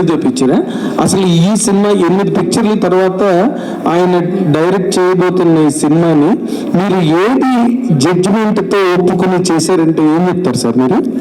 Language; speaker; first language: Telugu; native; Telugu